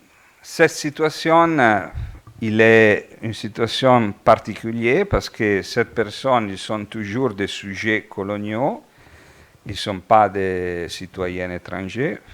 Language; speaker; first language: French; non-native, fluent; Italian